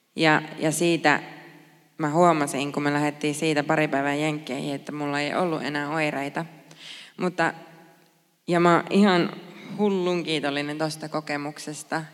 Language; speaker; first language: Finnish; native; Finnish